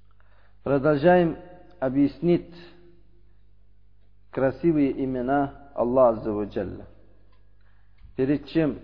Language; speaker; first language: Russian; non-native, learner; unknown